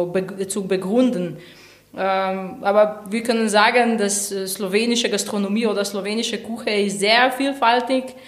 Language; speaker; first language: German; non-native, fluent; Slovenian